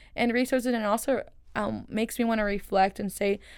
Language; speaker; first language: English; early bilingual, other home language; Spanish